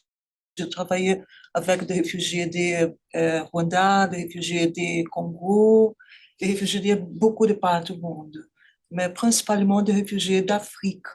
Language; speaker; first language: French; non-native, fluent; Portuguese